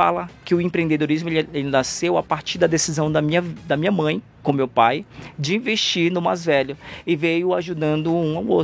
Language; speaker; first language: Portuguese; native; Portuguese